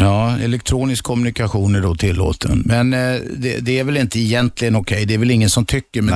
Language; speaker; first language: Swedish; native; Swedish